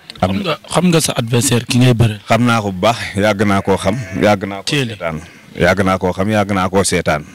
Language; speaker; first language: Wolof; non-native, local second language; Fula